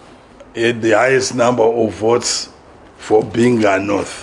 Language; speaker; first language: English; non-native, local second language; Shona